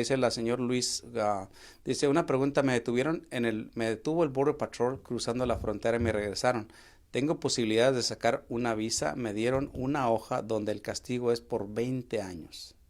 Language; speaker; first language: Spanish; native; Spanish